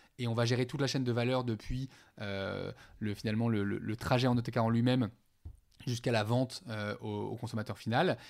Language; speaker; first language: French; native; French